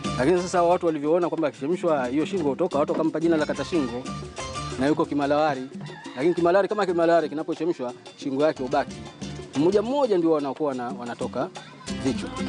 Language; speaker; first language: Swahili; native; Swahili